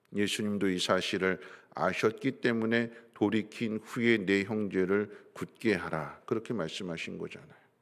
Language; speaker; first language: Korean; native; Korean